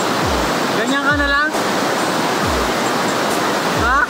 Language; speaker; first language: Filipino; native; Filipino